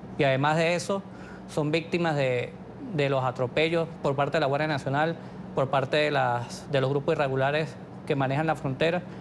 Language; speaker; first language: Spanish; native; Spanish